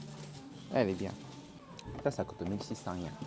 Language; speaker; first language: French; non-native, learner; Japanese